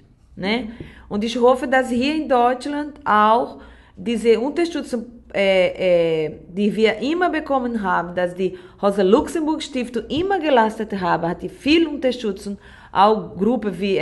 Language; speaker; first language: German; non-native, learner; Portuguese